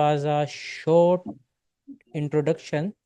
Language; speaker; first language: English; non-native, local second language; Urdu